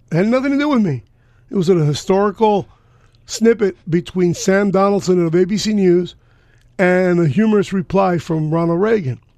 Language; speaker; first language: English; early bilingual, other home language; Spanish